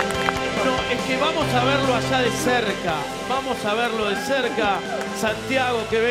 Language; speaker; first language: Spanish; native; Spanish